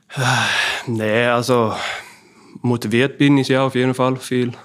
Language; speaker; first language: German; non-native, fluent; Swedish